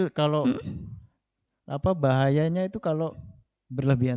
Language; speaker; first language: Indonesian; native; Indonesian